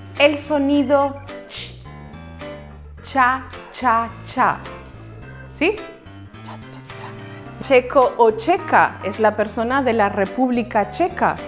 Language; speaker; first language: Spanish; native; Spanish